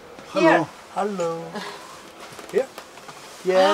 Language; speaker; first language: English; non-native, learner; Chinese